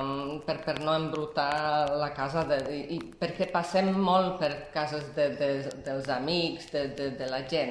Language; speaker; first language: Catalan; non-native, fluent; Polish